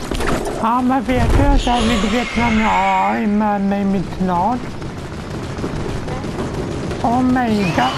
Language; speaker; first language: Swedish; early bilingual, other home language; Chinese